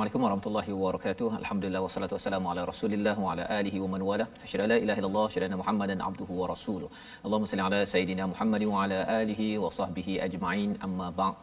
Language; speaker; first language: Malay; native; Malay